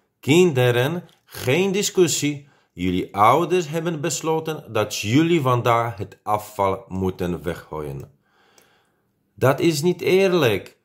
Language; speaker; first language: Dutch; non-native, fluent; Polish